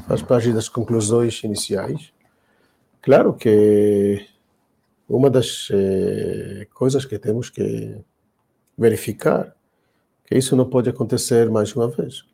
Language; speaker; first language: Portuguese; non-native, learner; Hebrew